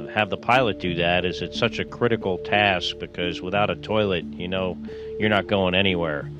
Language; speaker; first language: English; native; English